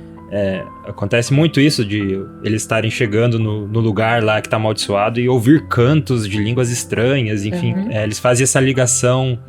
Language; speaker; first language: Portuguese; native; Portuguese